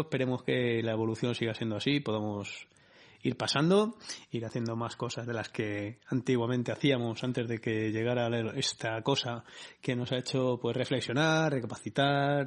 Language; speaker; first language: Spanish; native; Spanish